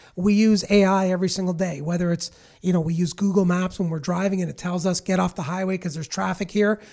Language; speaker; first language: English; native; English